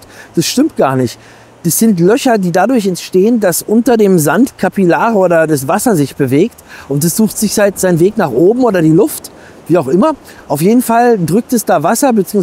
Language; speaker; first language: German; native; German